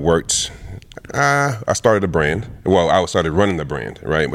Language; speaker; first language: English; early bilingual, other home language; Lingala